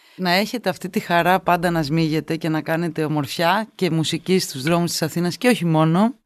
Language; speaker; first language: Greek; native; Greek